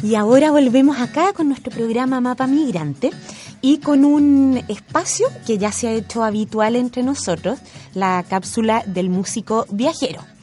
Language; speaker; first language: Spanish; native; Spanish